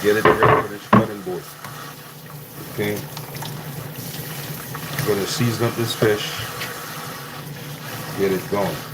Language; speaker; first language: English; native; English